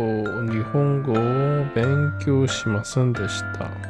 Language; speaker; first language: Japanese; non-native, learner; English